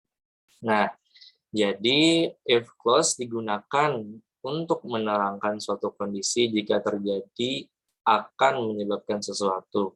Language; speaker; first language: Indonesian; native; Indonesian